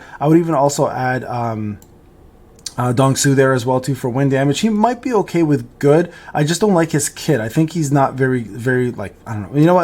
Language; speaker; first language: English; native; English